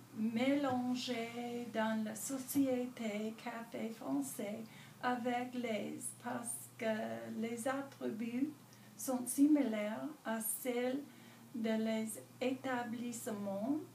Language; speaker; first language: French; non-native, learner; English